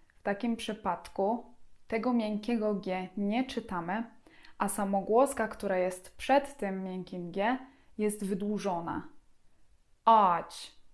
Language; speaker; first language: Polish; native; Polish